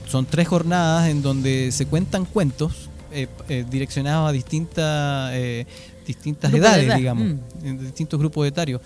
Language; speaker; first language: Spanish; native; Spanish